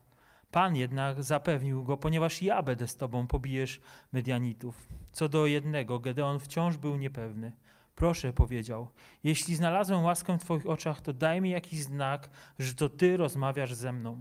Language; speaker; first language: Polish; native; Polish